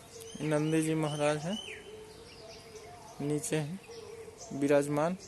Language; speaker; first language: Hindi; native; Hindi